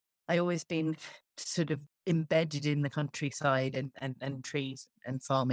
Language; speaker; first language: English; native; English